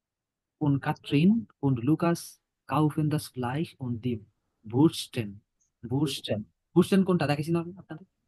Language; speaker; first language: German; non-native, learner; Bangla